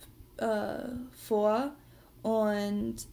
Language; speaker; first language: German; non-native, learner; English